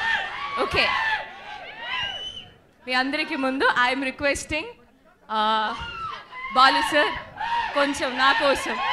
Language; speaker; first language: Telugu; non-native, local second language; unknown